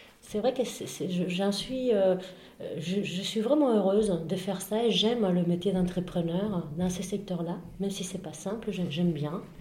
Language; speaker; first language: French; non-native, fluent; Spanish